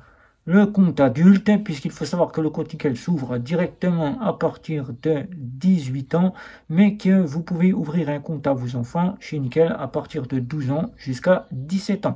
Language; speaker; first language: French; native; French